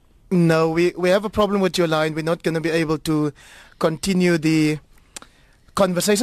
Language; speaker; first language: English; non-native, local second language; Afrikaans